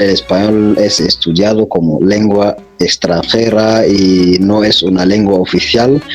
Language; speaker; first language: Spanish; non-native, fluent; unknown